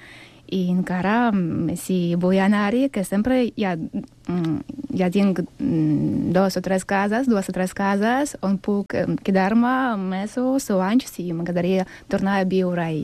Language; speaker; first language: Catalan; non-native, learner; Russian